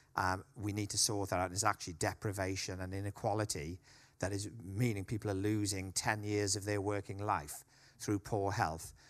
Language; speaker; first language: English; native; English